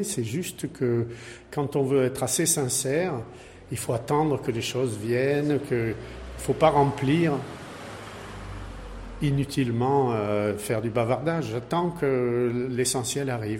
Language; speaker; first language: French; native; French